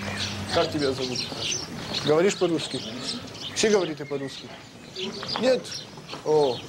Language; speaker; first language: Russian; non-native, learner; French